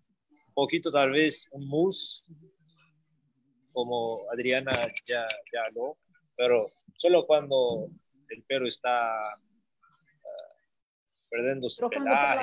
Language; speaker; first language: Spanish; non-native, learner; Portuguese